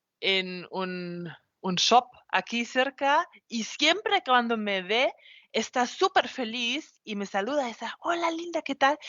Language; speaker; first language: Spanish; non-native, fluent; German